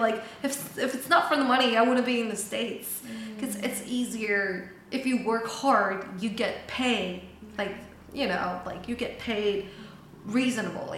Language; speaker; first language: English; non-native, fluent; Chinese